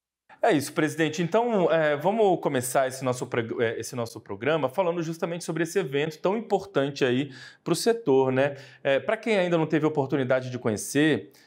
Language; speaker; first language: Portuguese; native; Portuguese